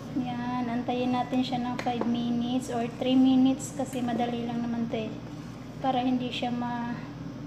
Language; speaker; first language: Filipino; non-native, local second language; Cebuano